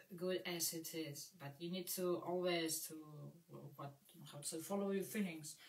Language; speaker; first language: English; non-native, fluent; Russian